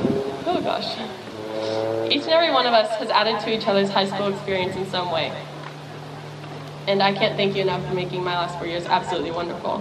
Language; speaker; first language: English; native; English